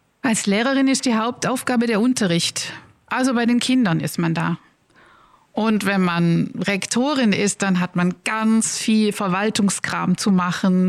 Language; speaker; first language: German; native; German